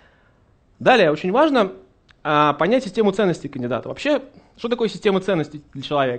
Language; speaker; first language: Russian; native; Russian